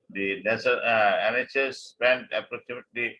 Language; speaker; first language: English; non-native, local second language; Bangla